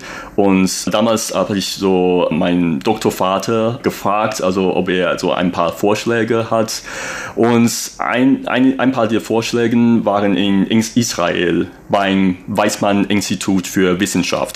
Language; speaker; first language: German; non-native, fluent; Chinese